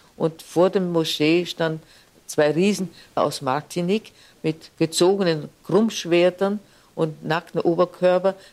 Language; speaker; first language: German; native; German